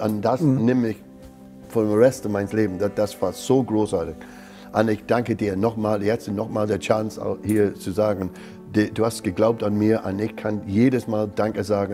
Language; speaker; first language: German; non-native, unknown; English